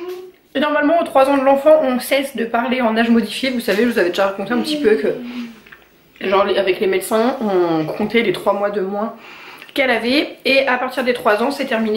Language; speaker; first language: French; native; French